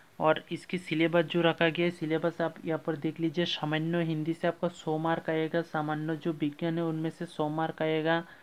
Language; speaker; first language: Hindi; non-native, local second language; Bangla